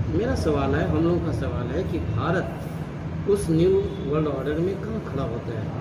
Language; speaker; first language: Hindi; native; Hindi